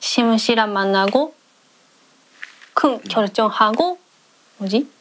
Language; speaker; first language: Korean; non-native, learner; Japanese